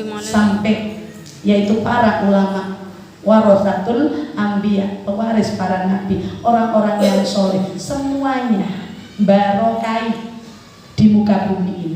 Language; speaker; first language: Indonesian; non-native, local second language; Javanese